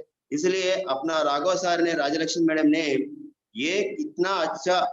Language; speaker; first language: Hindi; non-native, local second language; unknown